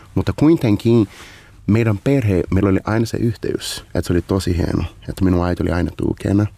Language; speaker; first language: Finnish; non-native, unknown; Portuguese